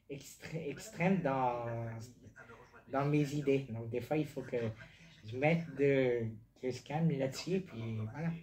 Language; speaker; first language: French; native; French